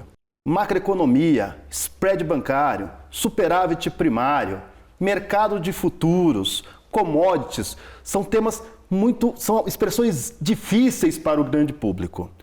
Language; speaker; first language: Portuguese; native; Portuguese